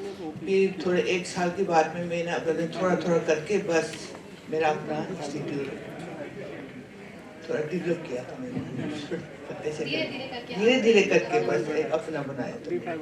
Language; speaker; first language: Hindi; non-native, local second language; Manipuri